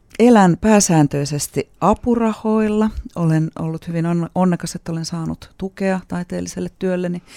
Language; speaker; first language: Finnish; native; Finnish